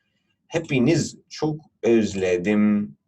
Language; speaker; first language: Turkish; non-native, fluent; Urdu